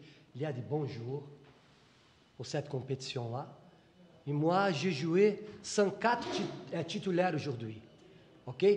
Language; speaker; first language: French; non-native, fluent; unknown